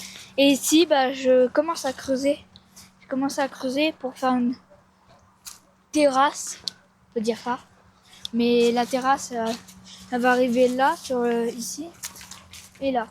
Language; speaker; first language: French; native; French